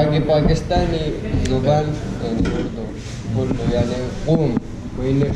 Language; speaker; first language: Arabic; non-native, learner; Urdu